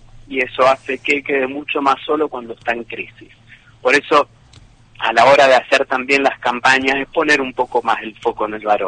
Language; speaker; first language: Spanish; native; Spanish